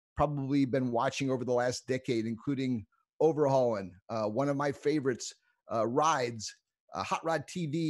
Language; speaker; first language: English; native; English